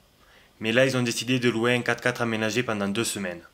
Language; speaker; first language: French; native; French